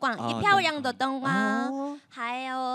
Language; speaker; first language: Chinese; non-native, learner; Korean